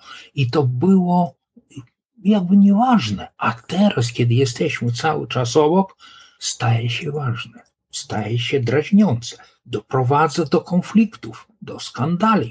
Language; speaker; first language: Polish; non-native, local second language; Lithuanian